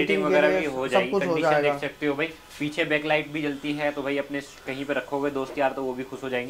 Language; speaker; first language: Hindi; native; Hindi